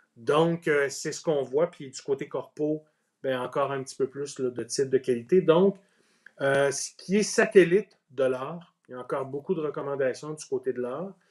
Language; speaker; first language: French; native; French